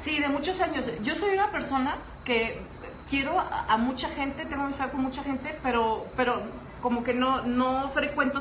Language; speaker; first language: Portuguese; non-native, learner; Spanish